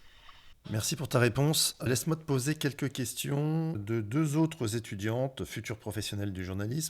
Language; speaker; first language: French; native; French